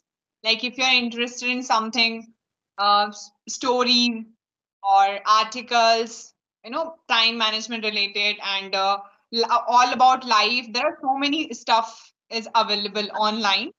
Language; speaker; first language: English; non-native, local second language; Hindi